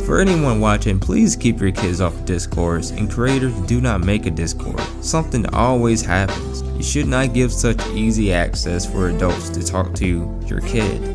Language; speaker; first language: English; native; English